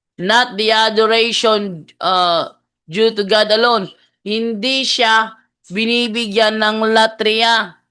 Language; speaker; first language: Filipino; non-native, local second language; Cebuano